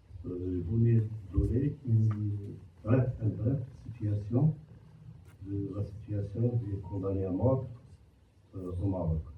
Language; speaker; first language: French; non-native, local second language; Arabic